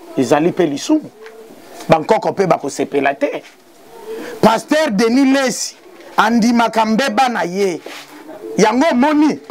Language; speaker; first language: Lingala; non-native, local second language; Kituba (Democratic Republic of Congo)